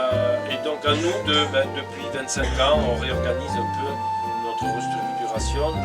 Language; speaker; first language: French; native; French